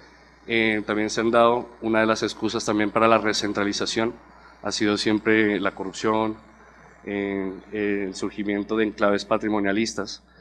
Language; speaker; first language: Spanish; native; Spanish